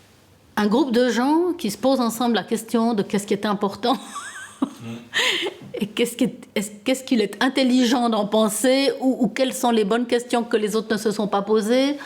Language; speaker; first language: French; early bilingual, other home language; Italian